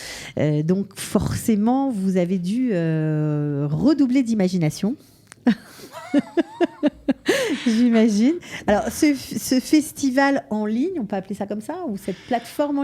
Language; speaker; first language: French; native; French